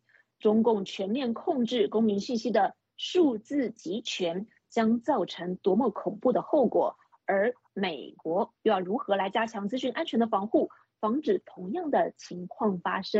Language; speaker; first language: Chinese; native; Chinese